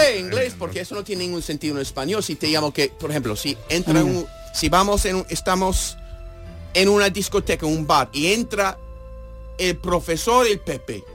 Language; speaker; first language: Spanish; non-native, fluent; English